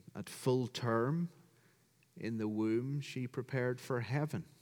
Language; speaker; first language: English; native; English